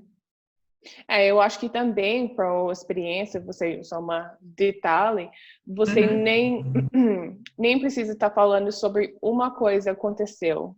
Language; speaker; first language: Portuguese; non-native, fluent; English